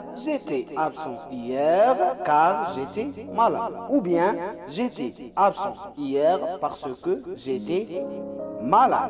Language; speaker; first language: French; non-native, local second language; Arabic